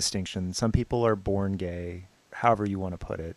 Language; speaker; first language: English; native; English